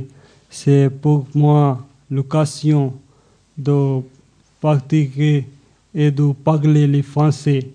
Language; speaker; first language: French; non-native, learner; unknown